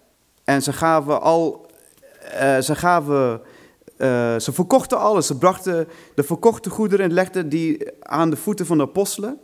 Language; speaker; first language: Dutch; non-native, fluent; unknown